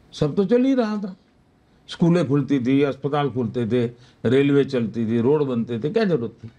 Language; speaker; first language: Hindi; non-native, local second language; Gujarati